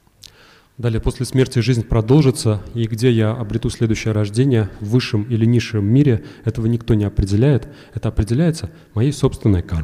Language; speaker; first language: Russian; native; Russian